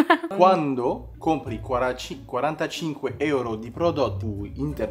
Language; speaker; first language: Italian; early bilingual, heritage; Italian